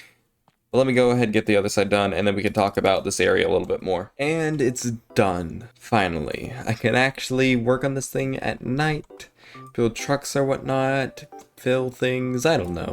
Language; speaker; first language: English; native; English